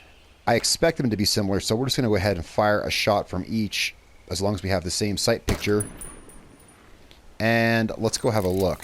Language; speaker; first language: English; native; English